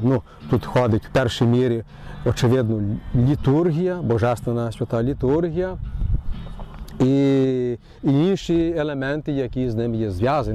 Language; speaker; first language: Ukrainian; early bilingual, heritage; Ukrainian